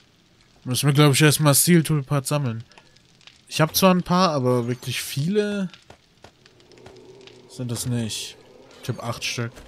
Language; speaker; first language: German; native; German